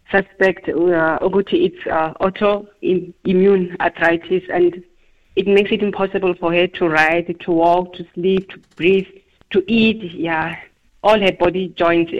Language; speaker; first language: English; non-native, local second language; Zulu